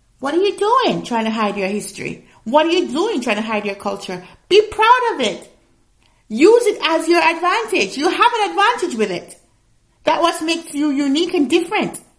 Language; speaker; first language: English; native; English